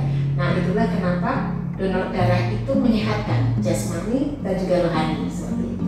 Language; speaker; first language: Indonesian; native; Indonesian